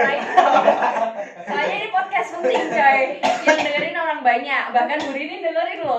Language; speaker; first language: Indonesian; native; Indonesian